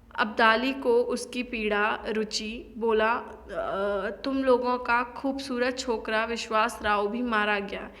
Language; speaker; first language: Hindi; native; Hindi